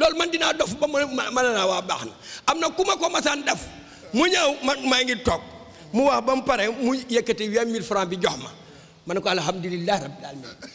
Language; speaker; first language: Wolof; native; Wolof